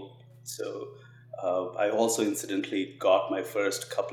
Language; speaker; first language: English; non-native, local second language; Telugu